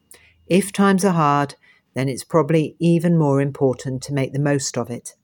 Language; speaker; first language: English; native; English